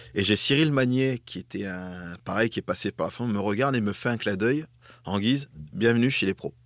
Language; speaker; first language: French; native; French